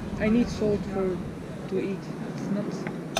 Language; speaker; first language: English; non-native, learner; Turkish